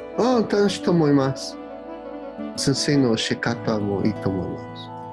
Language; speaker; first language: Japanese; non-native, learner; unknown